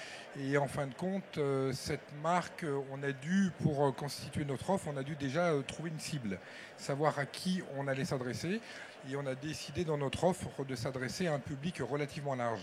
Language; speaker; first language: French; native; French